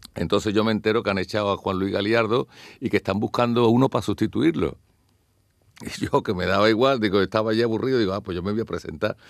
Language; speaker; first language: Spanish; native; Spanish